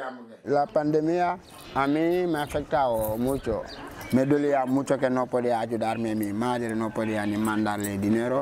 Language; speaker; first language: Spanish; non-native, local second language; Wolof